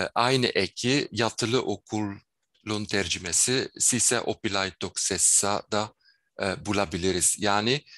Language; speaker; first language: Turkish; non-native, fluent; Dutch